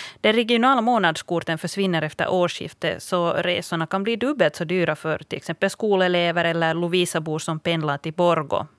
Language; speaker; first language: Swedish; native; Swedish